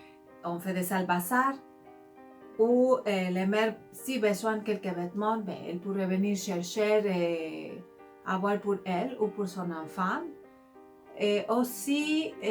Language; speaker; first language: French; non-native, fluent; Spanish